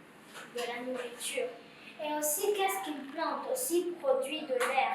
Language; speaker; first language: French; non-native, learner; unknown